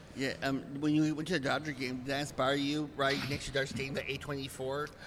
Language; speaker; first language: English; native; English